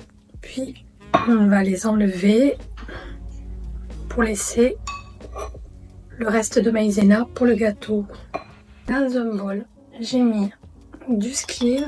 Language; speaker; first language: French; native; French